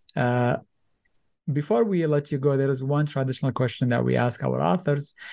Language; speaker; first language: English; native; English